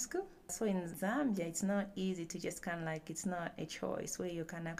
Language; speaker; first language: English; non-native, local second language; Bemba